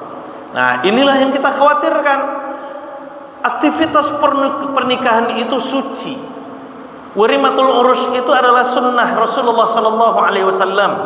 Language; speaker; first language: Indonesian; native; Indonesian